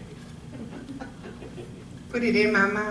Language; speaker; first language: English; native; English